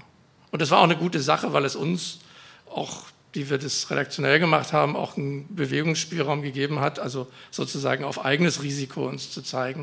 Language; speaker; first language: German; native; German